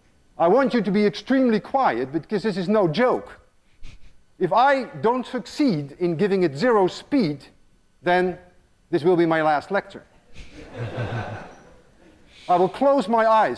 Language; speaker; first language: English; non-native, fluent; Dutch